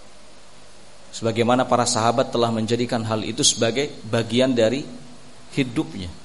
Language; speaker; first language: Indonesian; native; Indonesian